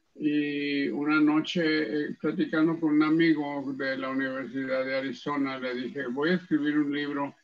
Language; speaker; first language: Spanish; early bilingual, heritage; Spanish